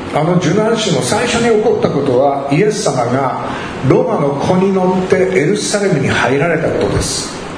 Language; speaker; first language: Japanese; native; Japanese